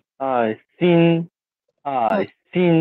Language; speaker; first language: Chinese; non-native, learner; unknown